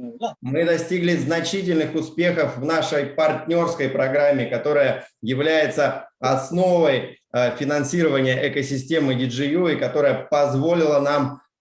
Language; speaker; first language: Russian; native; Russian